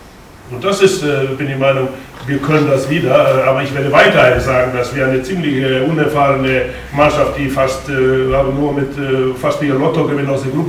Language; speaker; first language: German; non-native, fluent; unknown